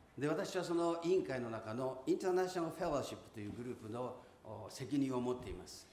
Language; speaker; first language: Japanese; native; Japanese